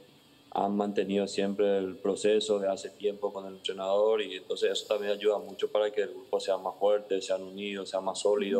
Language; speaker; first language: Spanish; native; Spanish